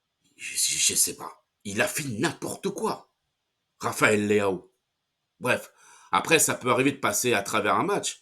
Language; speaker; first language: French; native; French